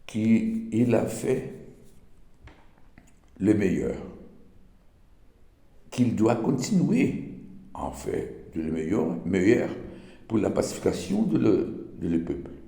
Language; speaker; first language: French; non-native, learner; Portuguese